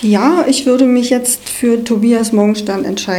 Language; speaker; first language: German; native; German